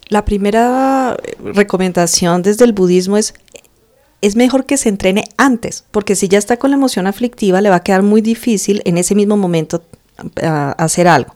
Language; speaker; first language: Spanish; native; Spanish